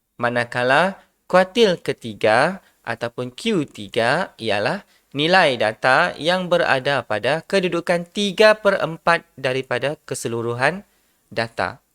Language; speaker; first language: Malay; non-native, local second language; Iban